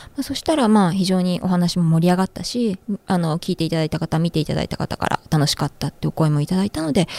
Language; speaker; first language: Japanese; native; Japanese